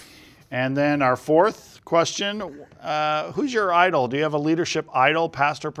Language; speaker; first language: English; native; English